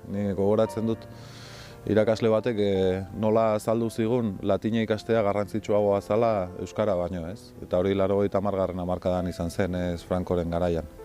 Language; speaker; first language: Basque; non-native, local second language; Spanish